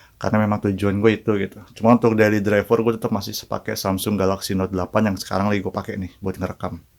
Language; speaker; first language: Indonesian; native; Indonesian